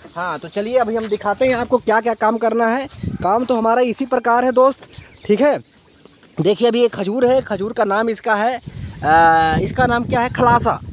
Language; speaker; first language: Hindi; native; Hindi